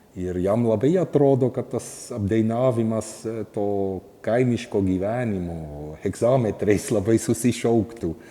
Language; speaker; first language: Lithuanian; non-native, fluent; Swiss German